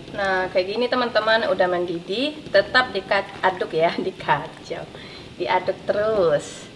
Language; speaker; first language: Indonesian; native; Indonesian